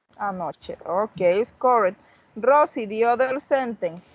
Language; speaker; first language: English; non-native, learner; Spanish